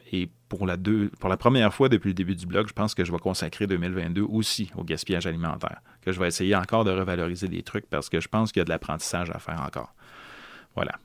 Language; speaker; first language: French; native; French